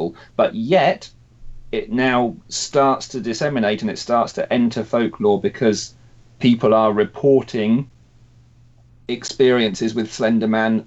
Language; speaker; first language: English; native; English